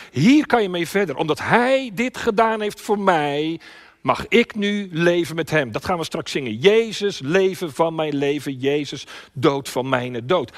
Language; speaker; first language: Dutch; native; Dutch